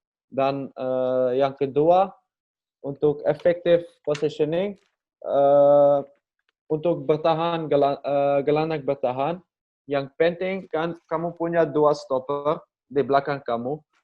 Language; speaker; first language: Indonesian; non-native, learner; Dutch